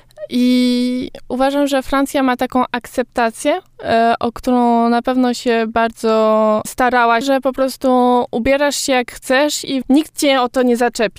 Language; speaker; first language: Polish; early bilingual, heritage; Polish